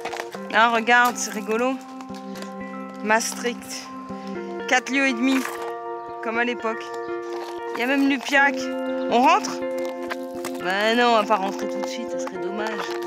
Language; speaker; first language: French; native; French